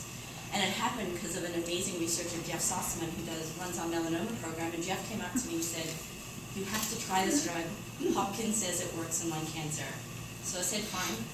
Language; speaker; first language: English; native; English